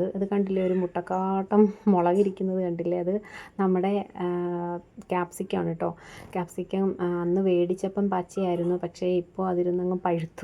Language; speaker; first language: Malayalam; native; Malayalam